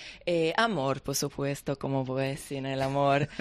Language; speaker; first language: Spanish; non-native, learner; Hebrew